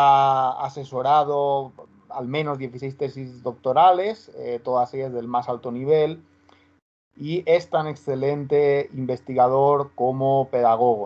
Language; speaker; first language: Spanish; native; Spanish